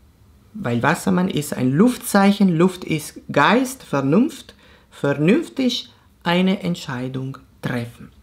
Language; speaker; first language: German; non-native, fluent; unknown